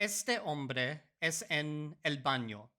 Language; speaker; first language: Spanish; non-native, learner; English